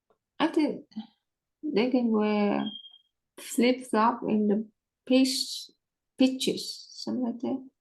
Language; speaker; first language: English; non-native, learner; Vietnamese